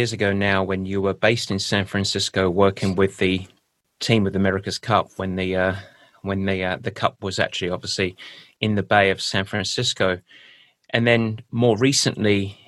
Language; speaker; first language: English; native; English